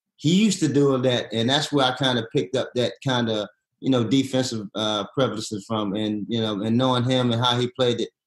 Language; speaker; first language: English; native; English